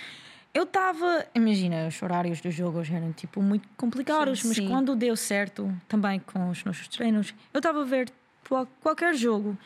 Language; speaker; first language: Portuguese; non-native, learner; English